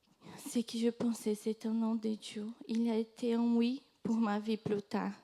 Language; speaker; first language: French; non-native, fluent; Portuguese